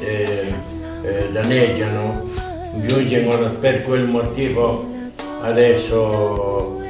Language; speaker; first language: Italian; non-native, fluent; Tibetan